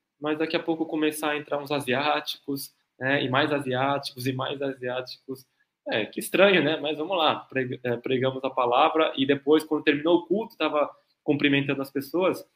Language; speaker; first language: Portuguese; non-native, fluent; Korean